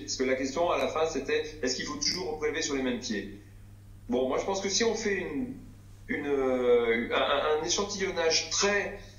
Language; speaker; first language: French; native; French